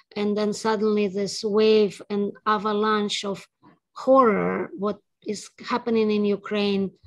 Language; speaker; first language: English; non-native, fluent; Ukrainian